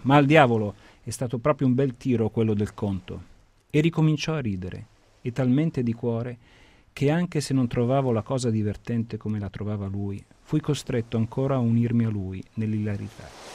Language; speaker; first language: Italian; early bilingual, heritage; Italian